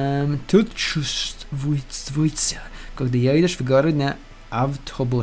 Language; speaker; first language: Russian; non-native, learner; English